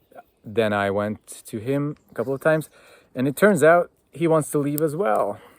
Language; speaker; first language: English; non-native, fluent; Hungarian